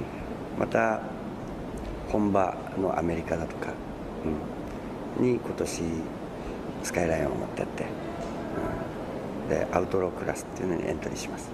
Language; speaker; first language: Japanese; native; Japanese